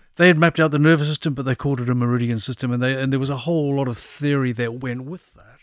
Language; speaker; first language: English; native; English